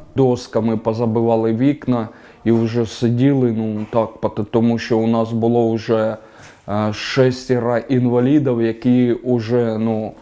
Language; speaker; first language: Ukrainian; native; Ukrainian